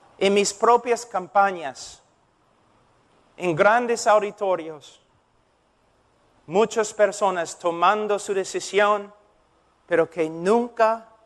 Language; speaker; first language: Spanish; non-native, fluent; English